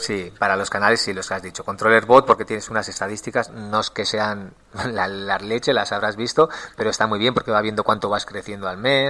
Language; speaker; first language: Spanish; native; Spanish